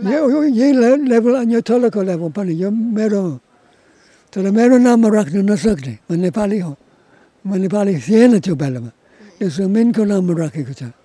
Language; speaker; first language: Nepali; non-native, learner; English